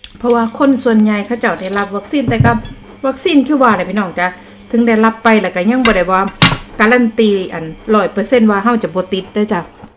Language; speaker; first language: Thai; native; Thai